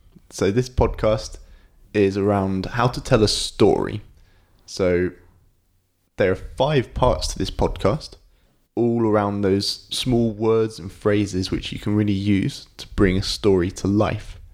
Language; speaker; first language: English; native; English